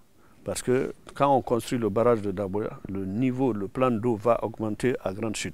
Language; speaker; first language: French; non-native, local second language; Susu